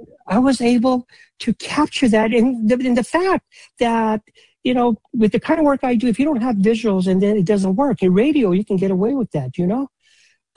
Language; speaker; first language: English; native; English